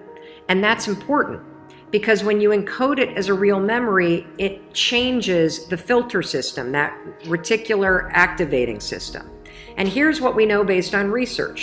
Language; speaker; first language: English; native; English